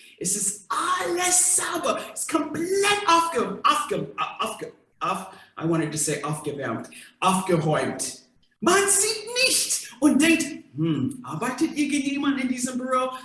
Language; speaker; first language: German; non-native, fluent; English